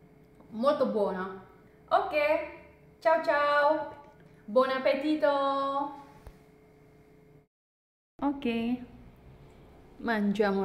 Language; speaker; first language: Italian; non-native, learner; Indonesian